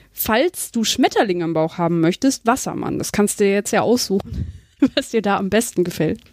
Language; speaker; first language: German; native; German